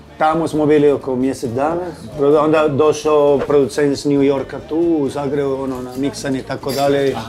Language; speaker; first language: Croatian; non-native, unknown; Spanish